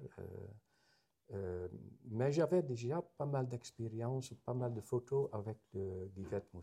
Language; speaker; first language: French; non-native, fluent; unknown